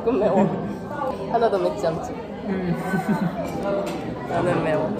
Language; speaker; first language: Korean; non-native, learner; Japanese